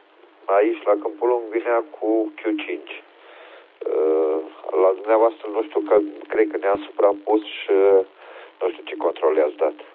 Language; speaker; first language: Romanian; native; Romanian